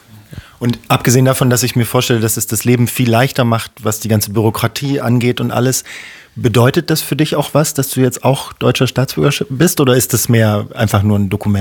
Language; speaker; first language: German; native; German